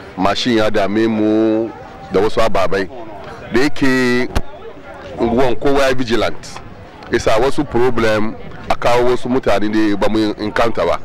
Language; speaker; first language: Hausa; native; Hausa